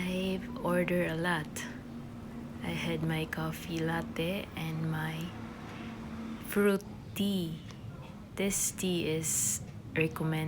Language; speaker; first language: English; non-native, local second language; Cebuano